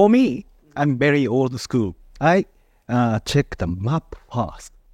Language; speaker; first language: English; non-native, fluent; Japanese